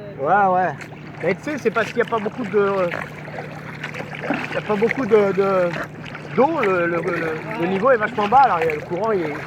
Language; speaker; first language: French; native; French